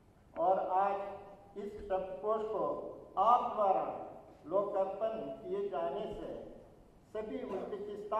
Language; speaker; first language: Hindi; non-native, fluent; Uzbek